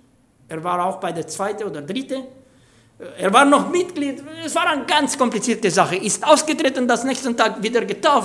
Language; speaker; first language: German; non-native, fluent; Romanian